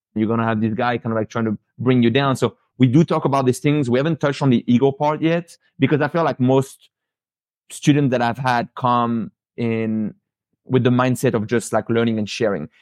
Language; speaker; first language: English; non-native, fluent; French